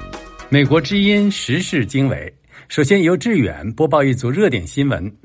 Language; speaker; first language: Chinese; native; Chinese